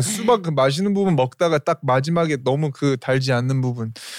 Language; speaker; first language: Korean; early bilingual, other home language; English